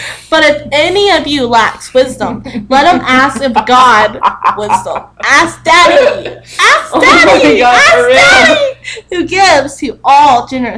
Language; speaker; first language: English; native; English